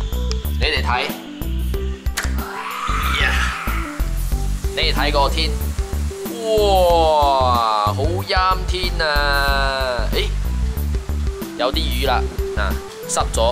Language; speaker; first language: Cantonese; non-native, local second language; Chinese